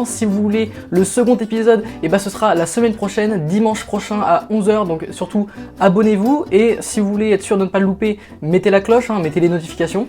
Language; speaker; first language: French; native; French